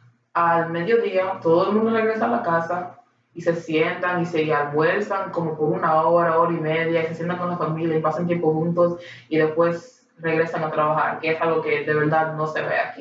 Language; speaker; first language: Spanish; early bilingual, heritage; Spanish